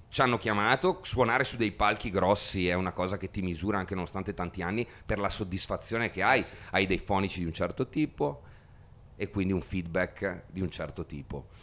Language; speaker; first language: Italian; non-native, fluent; Spanish